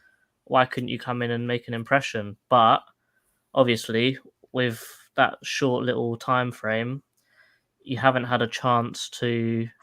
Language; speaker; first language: English; native; English